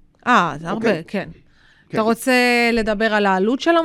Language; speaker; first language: Hebrew; native; Hebrew